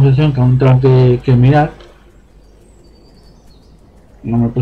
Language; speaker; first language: Spanish; native; Spanish